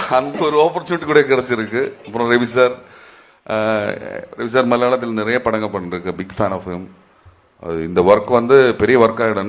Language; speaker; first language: Tamil; non-native, learner; Malayalam